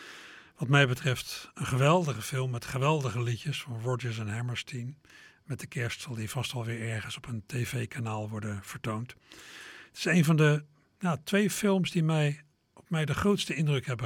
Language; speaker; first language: Dutch; native; Dutch